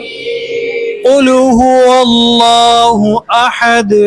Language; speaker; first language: Hindi; native; Hindi